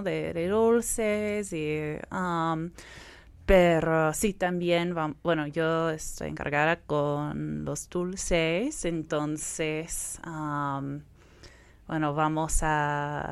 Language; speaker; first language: Spanish; non-native, fluent; English